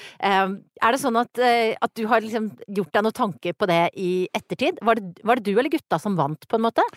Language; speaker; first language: Norwegian; native; Norwegian